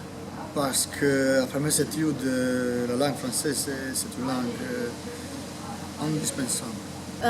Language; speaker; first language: French; non-native, fluent; Croatian